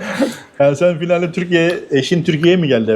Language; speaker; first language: Turkish; native; Turkish